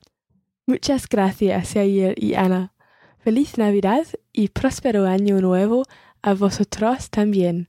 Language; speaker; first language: Spanish; non-native, learner; English